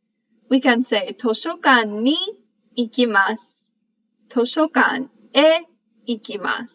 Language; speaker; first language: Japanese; non-native, fluent; English